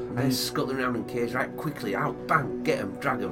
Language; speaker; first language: English; native; English